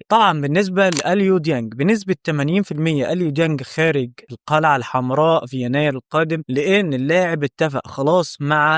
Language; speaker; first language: Arabic; native; Arabic